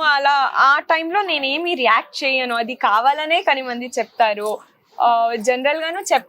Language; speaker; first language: Telugu; non-native, local second language; Kannada